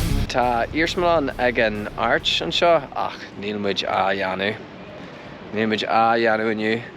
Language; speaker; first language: Irish; non-native, local second language; English